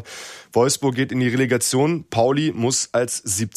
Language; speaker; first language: German; native; German